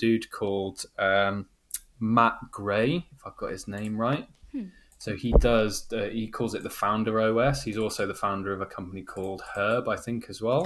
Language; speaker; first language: English; native; English